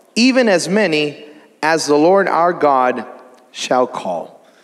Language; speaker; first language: English; native; English